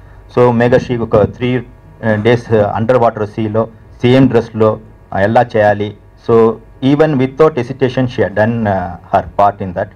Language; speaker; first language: Telugu; non-native, learner; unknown